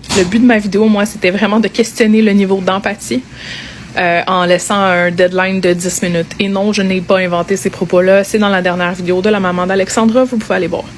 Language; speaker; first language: French; native; French